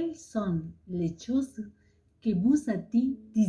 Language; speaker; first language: French; non-native, learner; Spanish